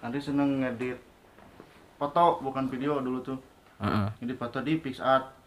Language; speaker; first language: Indonesian; non-native, local second language; Sundanese